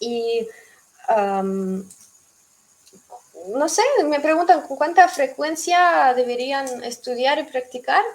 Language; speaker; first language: Spanish; non-native, fluent; Russian